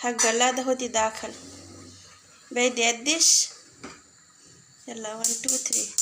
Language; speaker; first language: Arabic; non-native, learner; Bangla